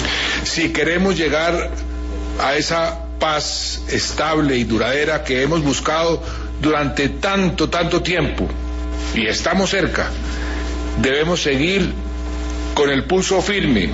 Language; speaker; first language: Spanish; native; Spanish